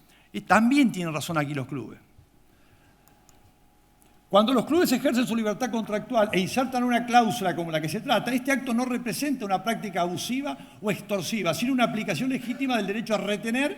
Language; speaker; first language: Spanish; native; Spanish